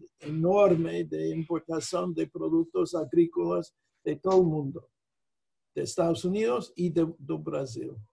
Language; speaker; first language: Portuguese; non-native, fluent; English